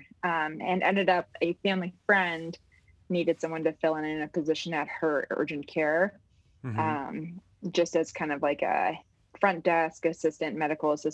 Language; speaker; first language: English; native; English